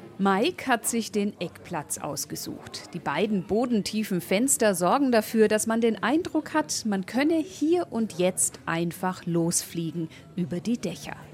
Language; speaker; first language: German; native; German